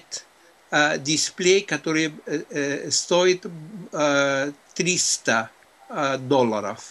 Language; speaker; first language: Russian; non-native, fluent; Spanish